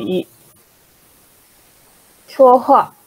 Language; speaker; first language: Chinese; non-native, learner; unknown